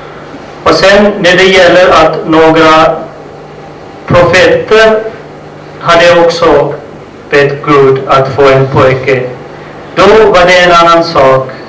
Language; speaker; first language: Swedish; non-native, fluent; Urdu